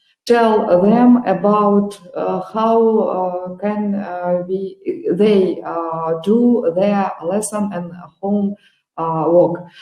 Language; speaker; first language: English; non-native, learner; Russian